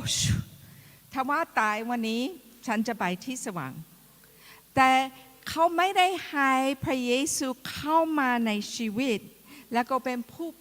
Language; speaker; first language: Thai; non-native, fluent; English